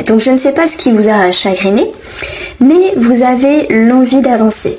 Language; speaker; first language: French; native; French